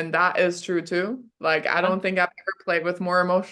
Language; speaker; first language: English; non-native, fluent; German